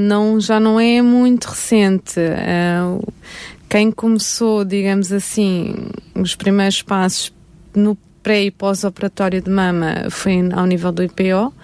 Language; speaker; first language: Portuguese; native; Portuguese